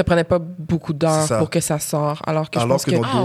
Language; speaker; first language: French; native; French